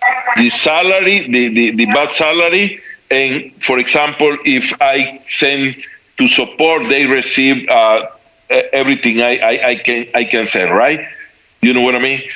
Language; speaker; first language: English; non-native, learner; Spanish